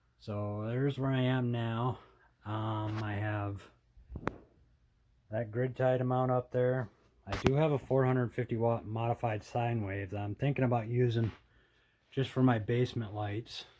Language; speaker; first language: English; native; English